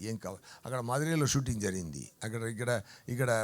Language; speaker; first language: Telugu; non-native, learner; Tamil